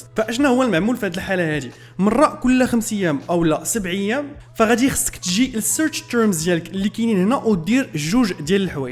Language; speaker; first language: Arabic; native; Arabic